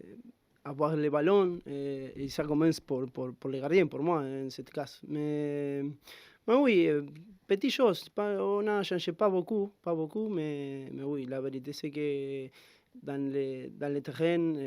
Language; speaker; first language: French; non-native, fluent; Spanish